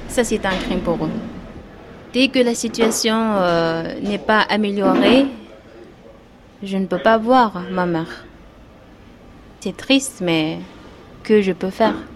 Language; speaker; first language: French; non-native, fluent; Uyghur